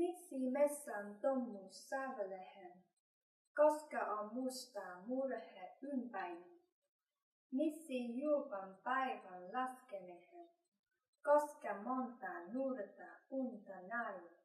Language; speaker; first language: Finnish; non-native, learner; Vietnamese